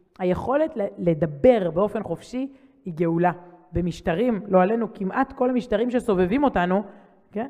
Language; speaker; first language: Hebrew; native; Hebrew